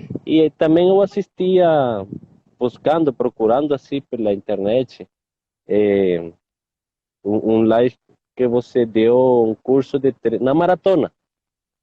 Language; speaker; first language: Portuguese; non-native, learner; Spanish